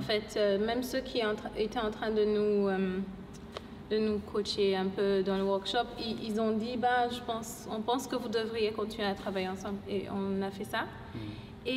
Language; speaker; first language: French; non-native, local second language; Lingala